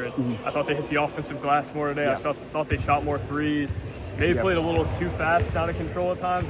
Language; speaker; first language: English; native; English